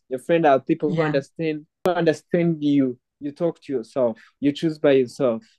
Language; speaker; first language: English; non-native, local second language; Kinyarwanda